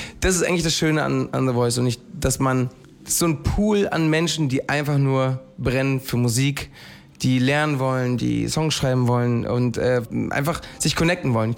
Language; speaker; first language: German; early bilingual, heritage; German